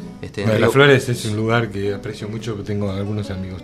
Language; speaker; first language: Spanish; native; Spanish